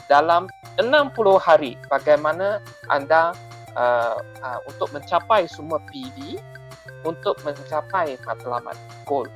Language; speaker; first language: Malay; non-native, local second language; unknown